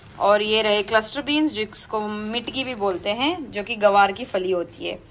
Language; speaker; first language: Hindi; non-native, local second language; Marathi